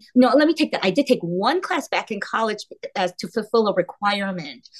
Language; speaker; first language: English; early bilingual, heritage; Korean